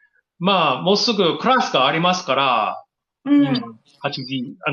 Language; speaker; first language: Japanese; non-native, learner; English